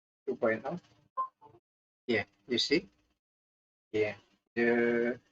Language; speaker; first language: English; non-native, learner; Indonesian